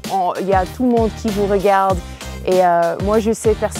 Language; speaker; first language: French; non-native, fluent; English